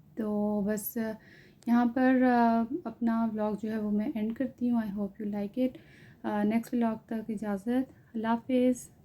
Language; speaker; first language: Urdu; native; Urdu